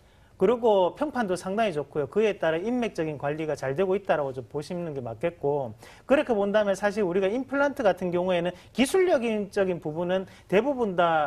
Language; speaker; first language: Korean; native; Korean